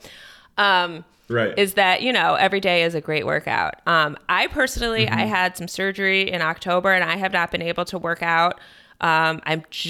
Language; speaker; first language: English; native; English